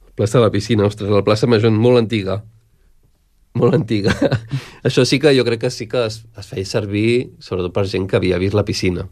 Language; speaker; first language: Catalan; native; Catalan